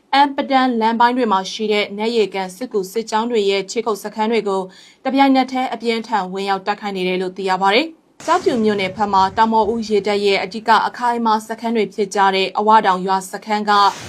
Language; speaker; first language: Burmese; native; Burmese